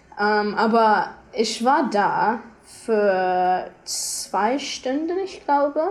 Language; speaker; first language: German; non-native, learner; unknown